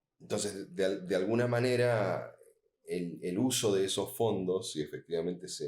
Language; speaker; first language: Spanish; native; Spanish